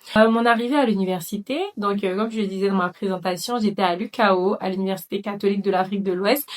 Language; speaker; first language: French; non-native, local second language; Dyula